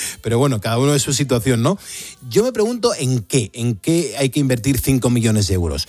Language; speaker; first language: Spanish; native; Spanish